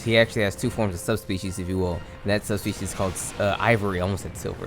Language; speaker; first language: English; native; English